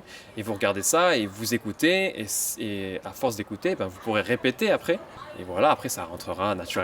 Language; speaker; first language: French; native; French